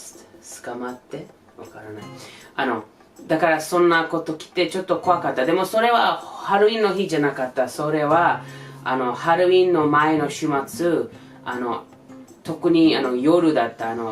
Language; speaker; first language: Japanese; non-native, learner; English